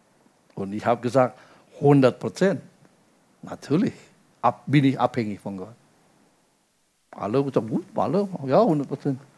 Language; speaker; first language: German; non-native, fluent; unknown